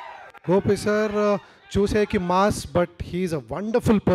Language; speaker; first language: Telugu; non-native, learner; Kannada